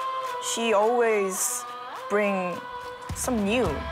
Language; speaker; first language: English; non-native, learner; Korean